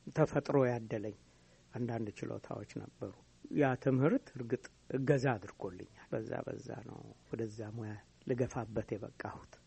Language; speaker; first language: Amharic; native; Amharic